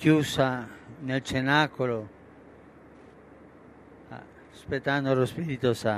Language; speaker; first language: Italian; non-native, fluent; Spanish